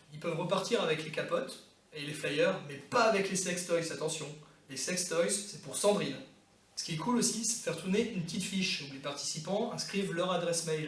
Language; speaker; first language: French; native; French